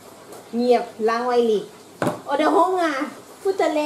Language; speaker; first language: German; non-native, learner; Thai